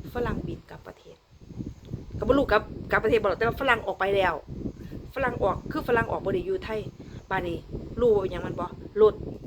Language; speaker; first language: Thai; native; Thai